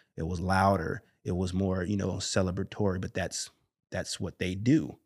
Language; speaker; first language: English; native; English